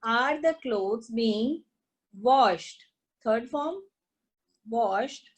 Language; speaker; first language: English; non-native, local second language; Punjabi